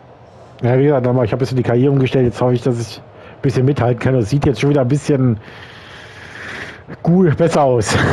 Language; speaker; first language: German; native; German